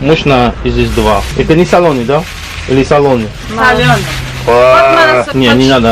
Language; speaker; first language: Russian; non-native, learner; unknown